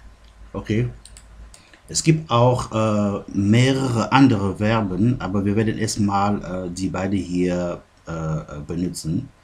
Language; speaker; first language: German; non-native, fluent; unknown